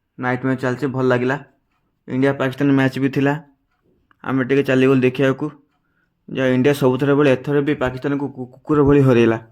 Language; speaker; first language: Odia; native; Odia